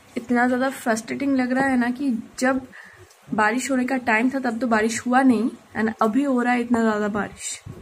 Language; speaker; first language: Hindi; non-native, local second language; Bangla